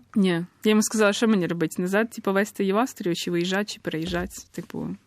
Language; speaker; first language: Ukrainian; native; Ukrainian